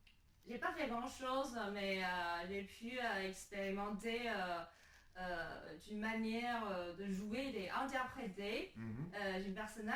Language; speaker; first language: French; non-native, fluent; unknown